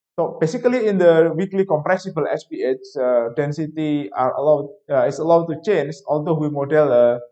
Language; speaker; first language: English; non-native, fluent; Indonesian